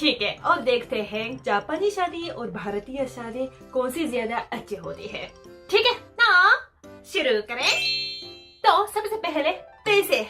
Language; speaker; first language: Hindi; non-native, fluent; Japanese